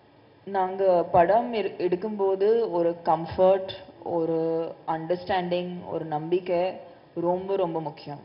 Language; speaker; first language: Tamil; non-native, fluent; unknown